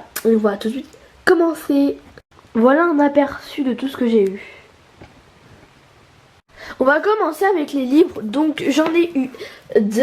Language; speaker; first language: French; native; French